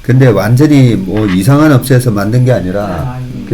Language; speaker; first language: Korean; native; Korean